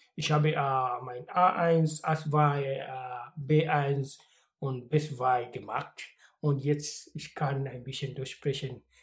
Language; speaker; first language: German; non-native, learner; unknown